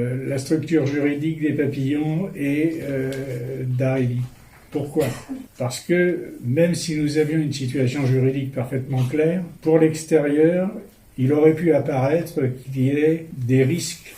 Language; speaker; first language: French; native; French